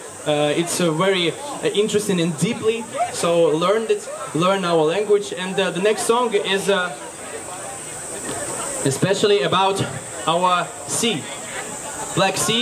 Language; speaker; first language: English; non-native, learner; Ukrainian